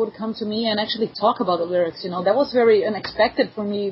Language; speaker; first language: English; non-native, fluent; Portuguese